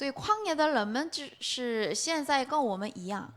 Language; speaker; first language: Chinese; non-native, learner; Korean